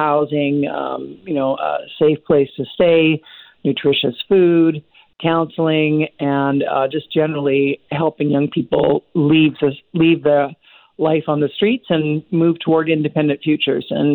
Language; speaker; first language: English; native; English